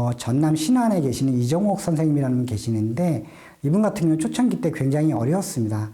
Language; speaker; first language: Korean; native; Korean